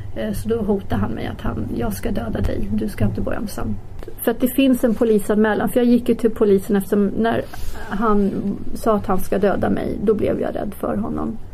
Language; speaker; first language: Swedish; early bilingual, other home language; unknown